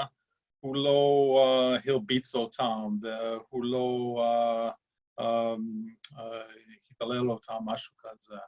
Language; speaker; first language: Hebrew; non-native, fluent; English